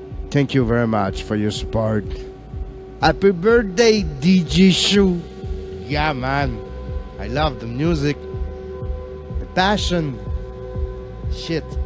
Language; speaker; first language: English; non-native, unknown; French